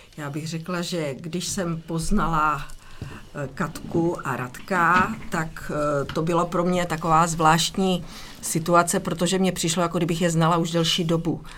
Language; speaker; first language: Czech; native; Czech